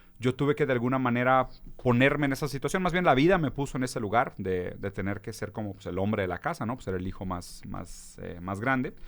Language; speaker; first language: Spanish; early bilingual, other home language; Portuguese